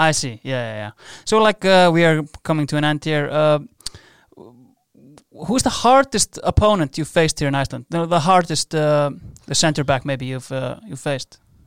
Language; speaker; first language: English; non-native, fluent; Icelandic